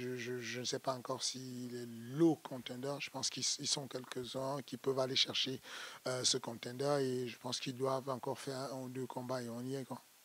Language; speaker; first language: French; native; French